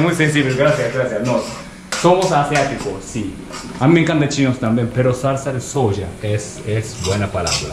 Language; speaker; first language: Spanish; non-native, learner; Japanese